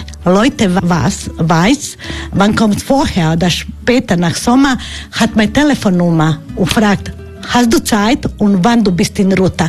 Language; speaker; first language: German; non-native, learner; Croatian